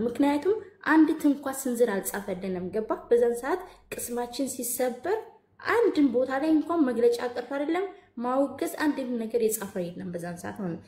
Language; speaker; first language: Amharic; native; Amharic